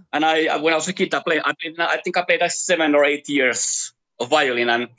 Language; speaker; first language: English; non-native, fluent; Finnish